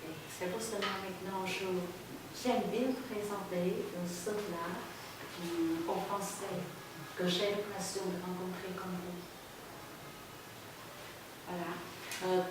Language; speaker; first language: French; non-native, fluent; Vietnamese